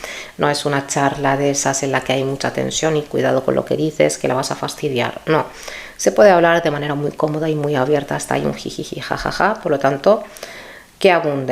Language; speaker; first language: Spanish; native; Spanish